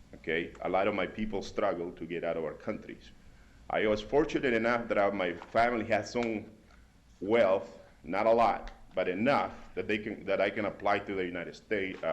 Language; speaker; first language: English; non-native, fluent; Spanish